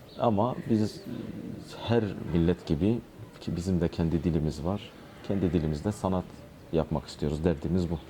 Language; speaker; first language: Turkish; non-native, local second language; Kurdish